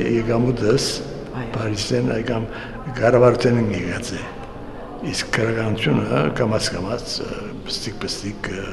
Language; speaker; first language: Armenian; early bilingual, heritage; Armenian